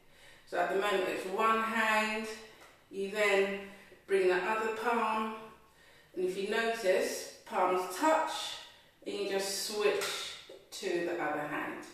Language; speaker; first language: English; native; English